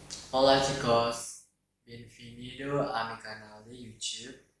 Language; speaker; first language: Spanish; non-native, learner; Indonesian